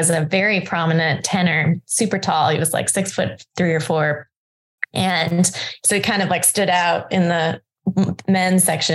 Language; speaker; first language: English; native; English